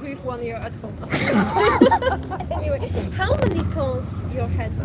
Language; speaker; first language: English; non-native, learner; Polish